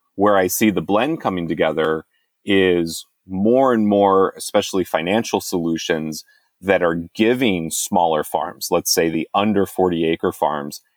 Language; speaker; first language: English; native; English